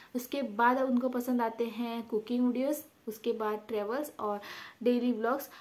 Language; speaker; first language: Hindi; non-native, local second language; Konkani